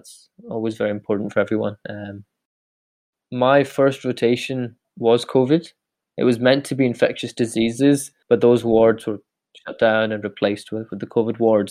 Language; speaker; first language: English; native; English